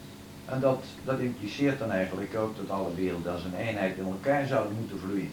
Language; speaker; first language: Dutch; native; Dutch